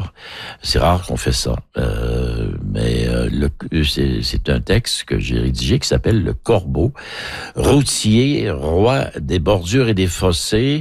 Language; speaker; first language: French; native; French